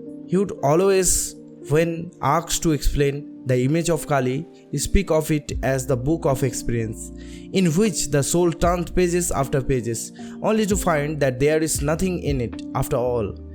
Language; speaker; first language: English; non-native, local second language; Bangla